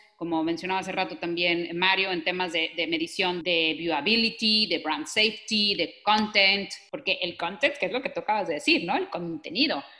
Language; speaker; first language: Spanish; native; Spanish